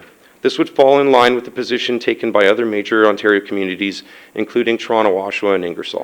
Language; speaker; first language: English; native; English